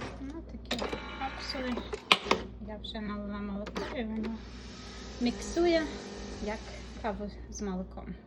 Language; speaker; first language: Ukrainian; native; Ukrainian